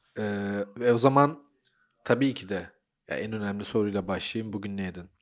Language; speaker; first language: Turkish; native; Turkish